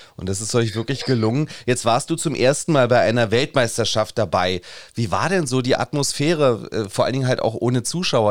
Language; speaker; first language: German; native; German